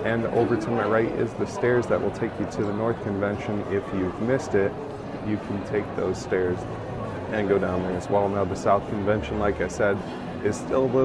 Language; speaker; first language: English; native; English